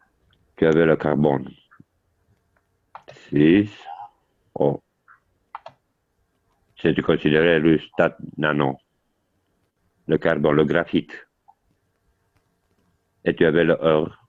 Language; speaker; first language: French; non-native, learner; Italian